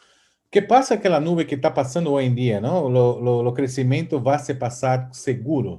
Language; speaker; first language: Portuguese; non-native, fluent; Spanish